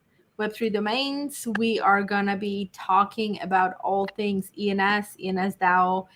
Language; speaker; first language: English; native; English